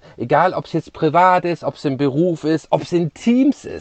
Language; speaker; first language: German; native; German